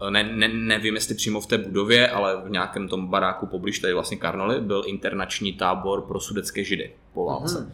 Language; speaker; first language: Czech; native; Czech